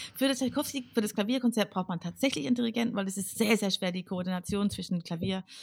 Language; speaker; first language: German; non-native, fluent; English